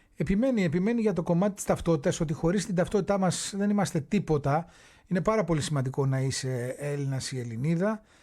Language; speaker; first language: Greek; native; Greek